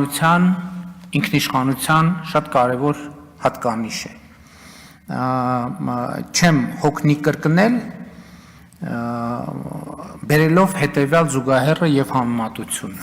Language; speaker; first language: Armenian; native; Armenian